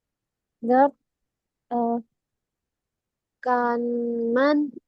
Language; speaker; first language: German; non-native, learner; Indonesian